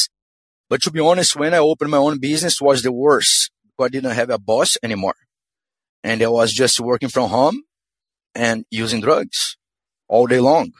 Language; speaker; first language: English; non-native, fluent; Portuguese